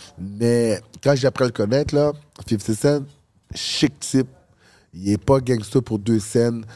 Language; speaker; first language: French; early bilingual, other home language; Haitian Creole